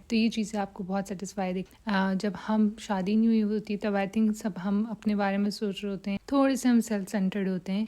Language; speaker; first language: Urdu; native; Urdu